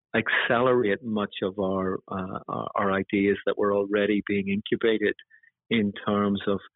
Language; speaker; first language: English; native; English